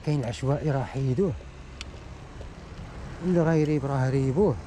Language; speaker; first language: Arabic; native; Arabic